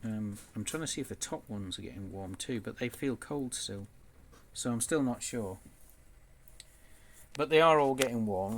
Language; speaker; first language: English; native; English